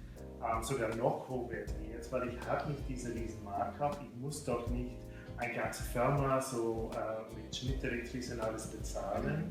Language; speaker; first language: German; non-native, fluent; English